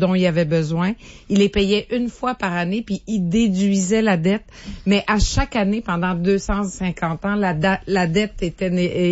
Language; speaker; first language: French; native; French